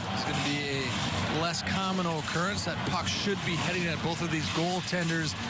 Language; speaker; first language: English; native; English